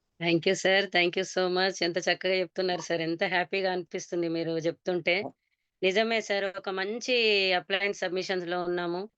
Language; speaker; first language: Telugu; native; Telugu